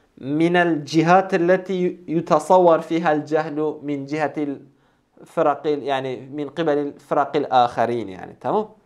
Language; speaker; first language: Arabic; non-native, fluent; Turkish